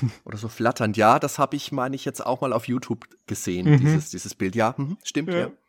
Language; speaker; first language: German; native; German